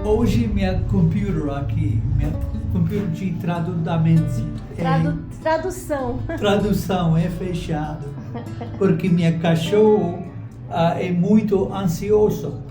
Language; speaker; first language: Portuguese; non-native, learner; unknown